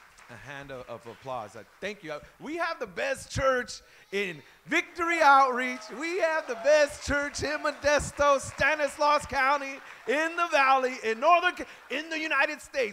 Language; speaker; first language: English; native; English